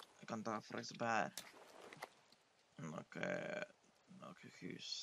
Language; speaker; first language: Norwegian; early bilingual, other home language; Polish